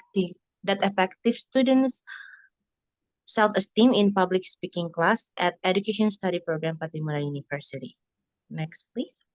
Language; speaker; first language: English; non-native, learner; Indonesian